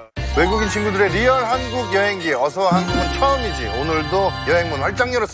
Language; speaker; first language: Korean; native; Korean